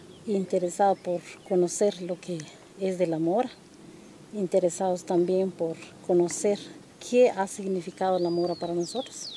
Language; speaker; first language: Spanish; non-native, local second language; Kaqchikel